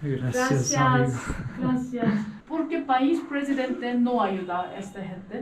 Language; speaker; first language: Spanish; non-native, learner; Turkish